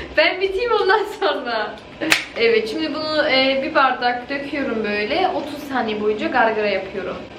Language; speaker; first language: Turkish; early bilingual, heritage; Turkish